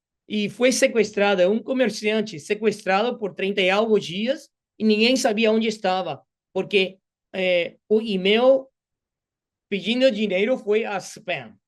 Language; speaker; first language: Portuguese; non-native, fluent; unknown